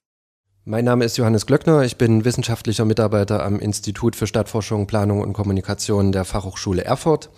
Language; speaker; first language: German; native; German